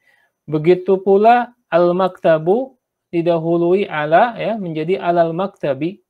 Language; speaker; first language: Indonesian; native; Indonesian